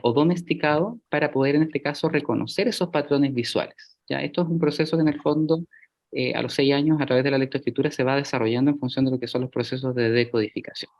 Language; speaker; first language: Spanish; native; Spanish